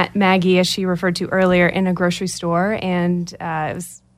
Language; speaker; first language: English; native; English